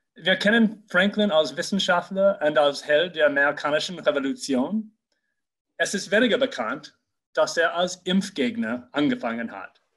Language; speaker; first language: German; non-native, fluent; English